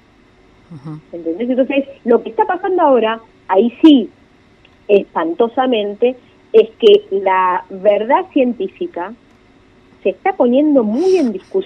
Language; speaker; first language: Spanish; native; Spanish